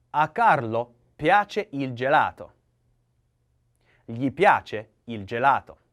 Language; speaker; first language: Italian; non-native, learner; English